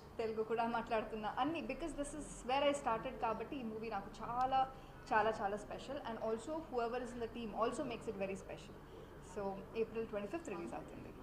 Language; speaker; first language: Telugu; non-native, fluent; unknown